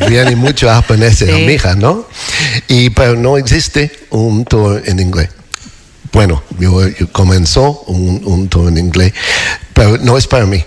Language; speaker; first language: Spanish; non-native, learner; English